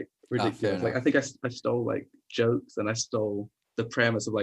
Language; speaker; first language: English; native; English